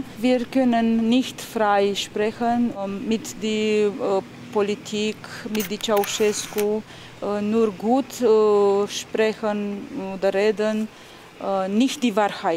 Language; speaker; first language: German; non-native, learner; Romanian